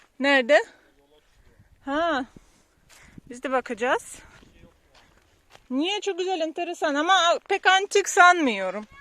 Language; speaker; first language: Turkish; non-native, learner; Russian